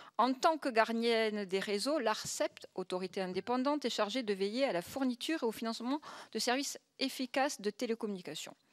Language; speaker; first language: French; native; French